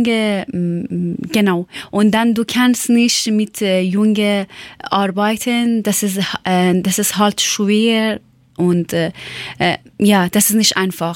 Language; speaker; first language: German; non-native, learner; Persian